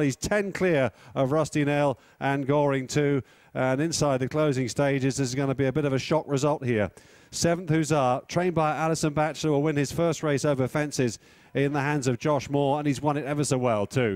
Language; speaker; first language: English; native; English